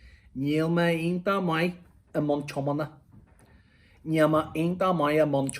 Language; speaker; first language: Irish; non-native, local second language; English